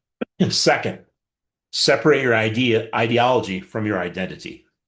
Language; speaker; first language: English; native; English